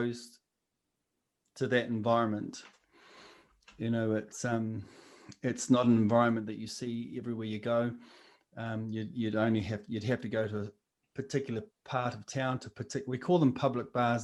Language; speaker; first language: English; native; English